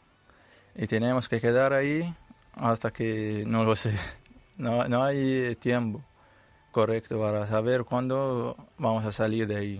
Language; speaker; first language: Spanish; non-native, learner; Arabic